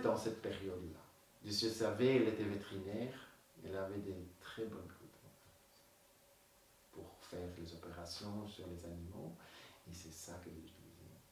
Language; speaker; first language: French; non-native, local second language; Dutch